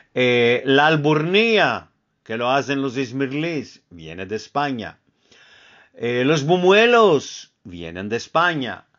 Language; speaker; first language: Spanish; early bilingual, heritage; Ladino